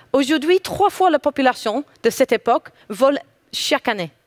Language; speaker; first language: French; non-native, fluent; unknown